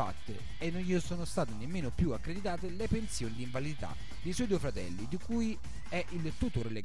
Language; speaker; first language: Italian; native; Italian